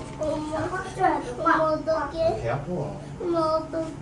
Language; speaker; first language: Korean; early bilingual, other home language; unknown